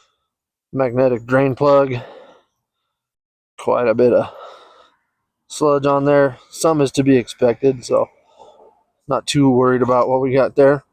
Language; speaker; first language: English; native; English